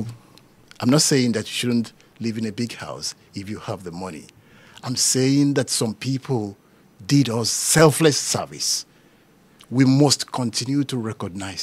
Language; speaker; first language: English; non-native, local second language; Yoruba